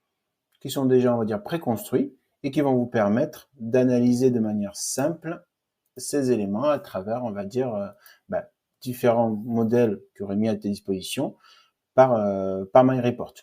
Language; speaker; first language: French; native; French